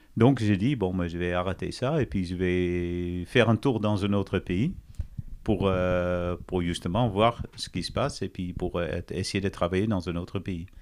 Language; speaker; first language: French; non-native, fluent; Dutch